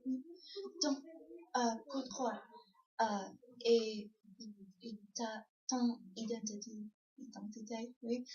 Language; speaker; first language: French; non-native, learner; English